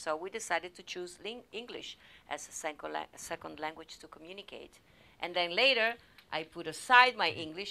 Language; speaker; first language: English; non-native, fluent; Italian